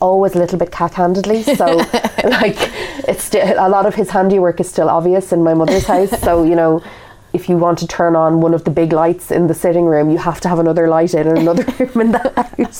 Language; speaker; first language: English; native; English